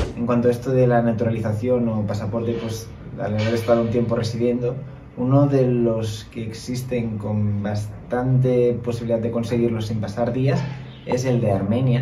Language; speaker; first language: Spanish; native; Spanish